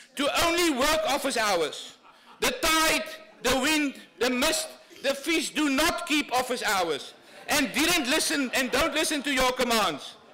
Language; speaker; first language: English; non-native, local second language; Afrikaans